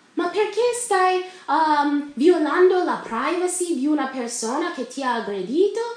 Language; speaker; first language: Italian; non-native, fluent; English